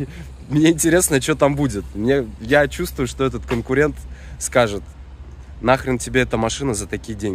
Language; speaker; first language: Russian; native; Russian